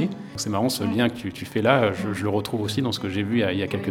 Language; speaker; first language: French; native; French